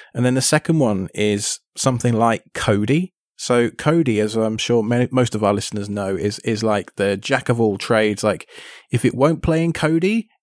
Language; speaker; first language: English; native; English